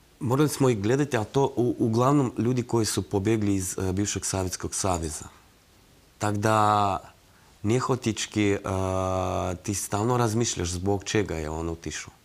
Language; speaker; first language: Croatian; non-native, fluent; Russian